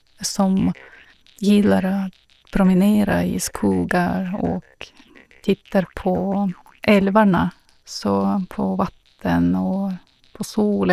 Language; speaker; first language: Swedish; non-native, learner; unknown